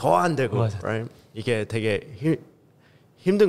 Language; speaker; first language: Korean; early bilingual, heritage; Korean